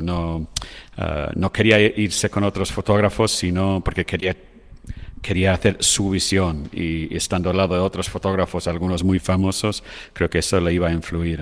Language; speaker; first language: Spanish; non-native, fluent; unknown